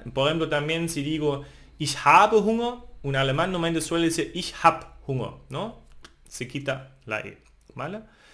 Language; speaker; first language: Spanish; non-native, fluent; German